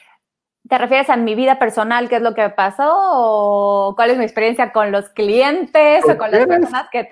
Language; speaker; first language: Spanish; native; Spanish